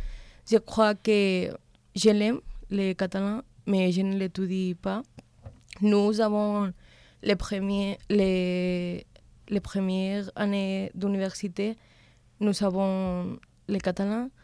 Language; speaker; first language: French; non-native, learner; Spanish